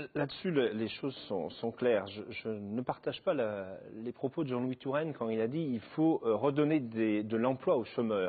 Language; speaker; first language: French; native; French